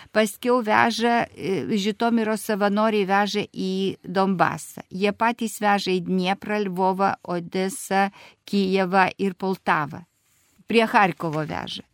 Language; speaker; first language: Lithuanian; non-native, fluent; Russian